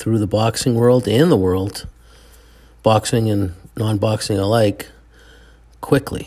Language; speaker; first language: English; native; English